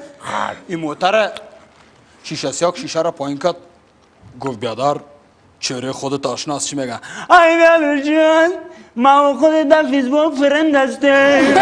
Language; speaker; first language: Persian; native; Persian